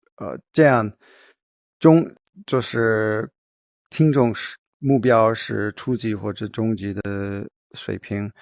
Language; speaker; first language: Chinese; non-native, fluent; English